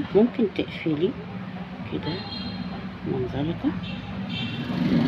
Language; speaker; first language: Arabic; native; Arabic